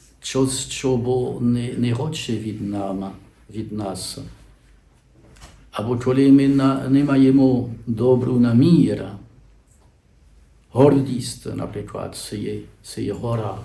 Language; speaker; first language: Ukrainian; non-native, learner; French